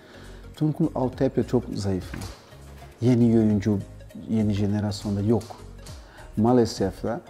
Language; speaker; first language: Turkish; non-native, learner; Portuguese